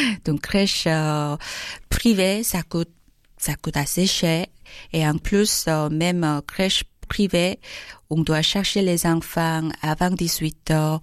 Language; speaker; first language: French; non-native, learner; Korean